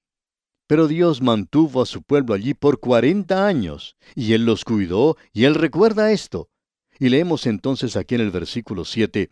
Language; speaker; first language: Spanish; native; Spanish